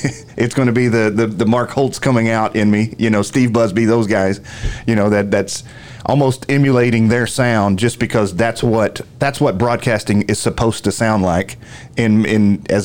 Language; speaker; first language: English; native; English